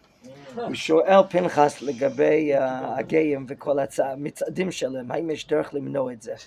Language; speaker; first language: Hebrew; non-native, fluent; English